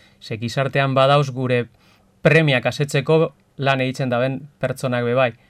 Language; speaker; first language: Basque; non-native, local second language; Spanish